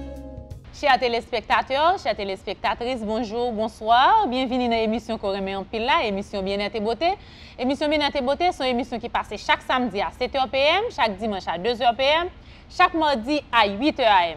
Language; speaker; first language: French; non-native, local second language; Haitian Creole